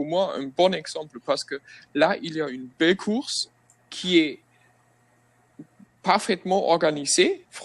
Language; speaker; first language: French; non-native, fluent; German